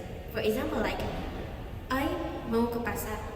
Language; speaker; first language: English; non-native, learner; Minangkabau